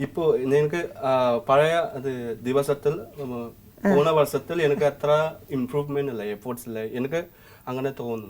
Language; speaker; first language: Malayalam; non-native, learner; Assamese